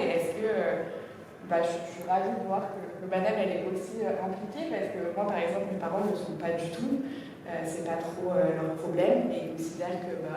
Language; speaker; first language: French; native; French